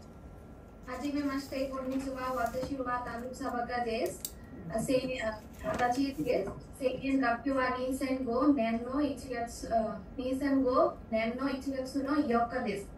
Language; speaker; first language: Japanese; non-native, learner; Bangla